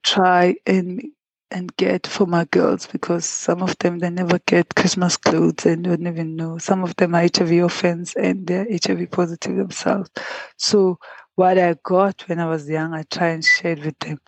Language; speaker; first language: English; non-native, local second language; Zulu